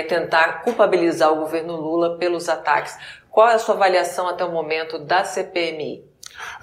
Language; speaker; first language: Portuguese; native; Portuguese